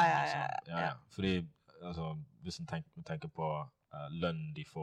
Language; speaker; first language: Norwegian; non-native, fluent; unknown